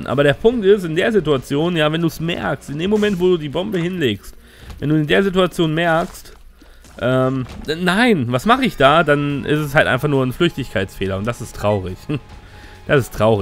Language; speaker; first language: German; native; German